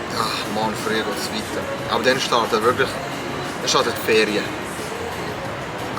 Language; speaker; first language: German; non-native, local second language; Croatian